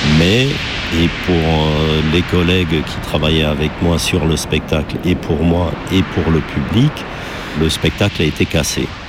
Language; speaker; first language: French; non-native, fluent; German